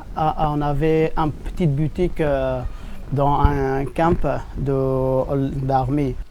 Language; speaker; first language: French; non-native, learner; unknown